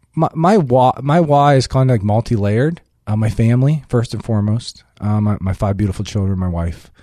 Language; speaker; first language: English; native; English